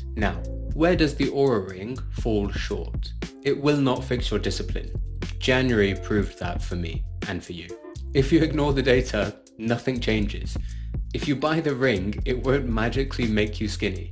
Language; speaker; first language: English; native; English